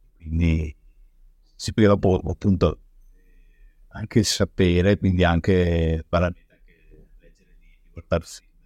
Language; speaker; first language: Italian; native; Italian